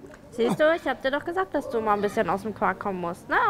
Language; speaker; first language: German; native; German